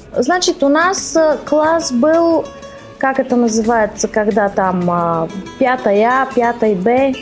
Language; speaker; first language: Russian; early bilingual, heritage; Russian